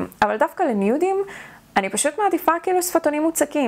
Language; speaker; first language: Hebrew; native; Hebrew